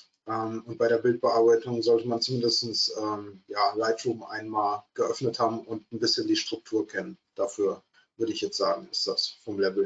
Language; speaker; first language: German; native; German